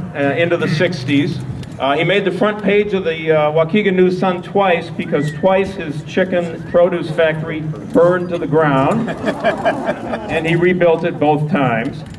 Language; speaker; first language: English; native; English